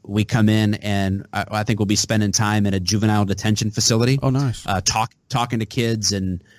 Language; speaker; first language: English; native; English